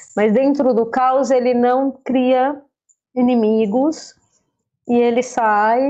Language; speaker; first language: Portuguese; native; Portuguese